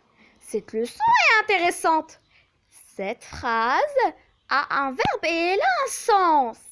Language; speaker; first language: French; non-native, local second language; Arabic